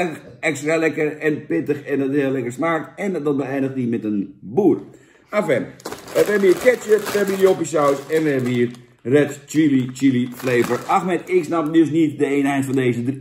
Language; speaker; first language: Dutch; native; Dutch